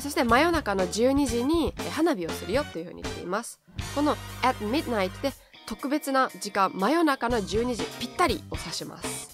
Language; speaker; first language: Japanese; native; Japanese